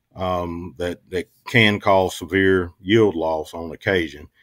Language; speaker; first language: English; native; English